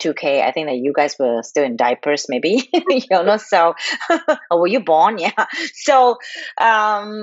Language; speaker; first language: English; non-native, local second language; Cantonese